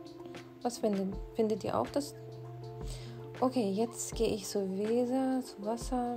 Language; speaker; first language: German; non-native, fluent; Urdu